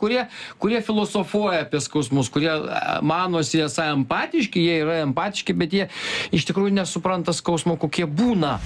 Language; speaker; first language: Lithuanian; native; Lithuanian